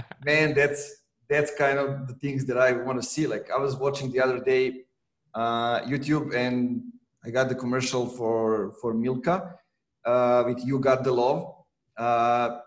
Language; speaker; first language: English; non-native, fluent; Serbian